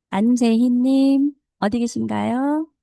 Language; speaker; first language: Korean; native; Korean